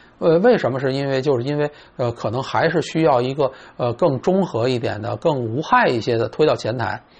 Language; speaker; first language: Chinese; native; Chinese